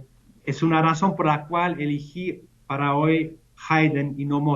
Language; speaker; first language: Spanish; non-native, fluent; German